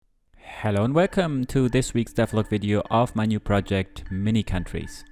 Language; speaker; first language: English; non-native, fluent; German